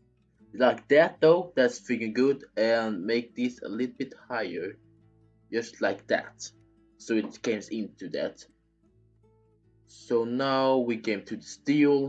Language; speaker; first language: English; non-native, fluent; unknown